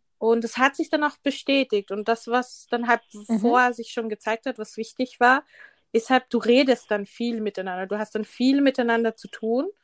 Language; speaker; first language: German; early bilingual, other home language; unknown